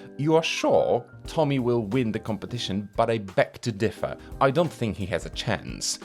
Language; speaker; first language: English; non-native, fluent; Polish